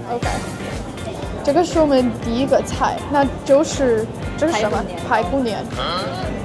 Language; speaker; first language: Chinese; non-native, learner; English